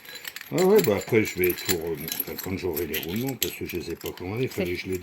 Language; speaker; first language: French; native; French